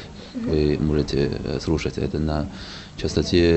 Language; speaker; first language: Russian; non-native, fluent; Chinese